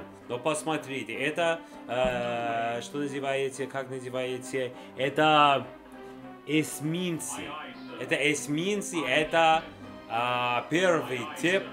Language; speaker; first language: Russian; non-native, learner; English